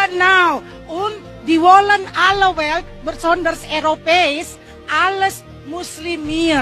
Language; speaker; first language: German; non-native, learner; Indonesian